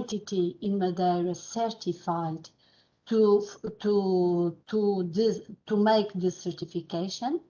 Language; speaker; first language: English; non-native, fluent; Portuguese